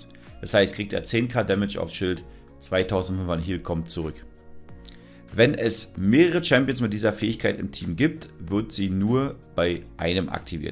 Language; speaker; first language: German; native; German